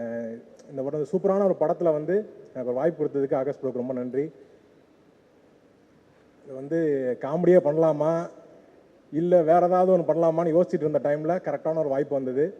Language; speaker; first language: Tamil; native; Tamil